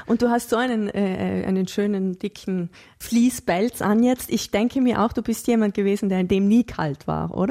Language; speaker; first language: German; native; German